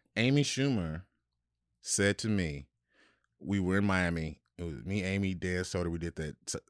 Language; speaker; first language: English; native; English